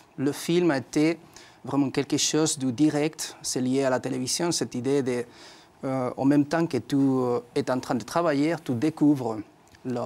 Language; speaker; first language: French; non-native, fluent; Spanish